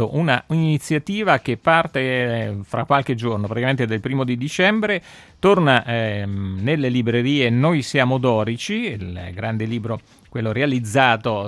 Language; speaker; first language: Italian; native; Italian